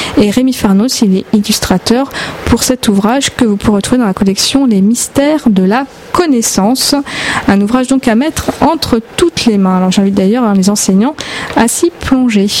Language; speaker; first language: French; native; French